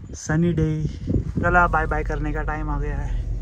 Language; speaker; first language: Hindi; non-native, local second language; Marathi